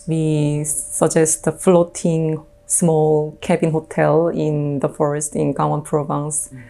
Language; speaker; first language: English; non-native, fluent; Korean